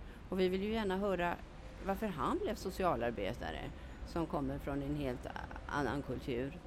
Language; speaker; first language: Swedish; native; Swedish